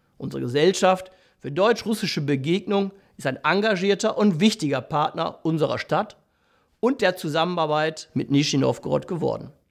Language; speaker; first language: German; native; German